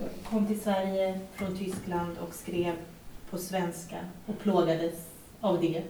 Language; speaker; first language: Swedish; native; Swedish